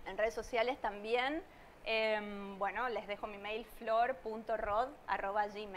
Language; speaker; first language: Spanish; native; Spanish